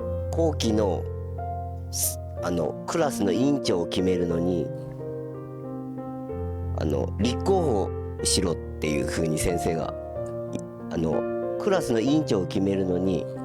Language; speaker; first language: Japanese; native; Japanese